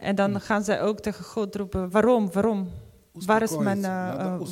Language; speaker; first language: Dutch; non-native, fluent; Ukrainian